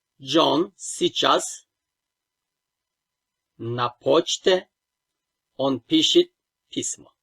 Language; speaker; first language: Russian; non-native, fluent; Turkish